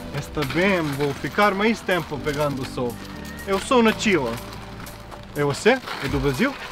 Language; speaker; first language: Portuguese; non-native, learner; Serbian